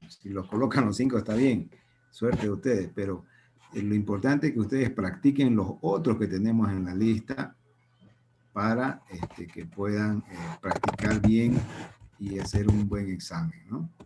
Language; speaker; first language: Spanish; native; Spanish